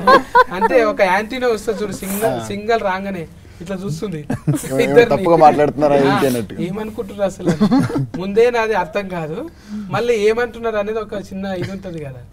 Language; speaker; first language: Telugu; native; Telugu